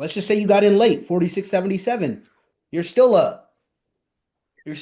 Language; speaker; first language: English; native; English